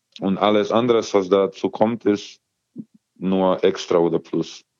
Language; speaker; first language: German; non-native, learner; Croatian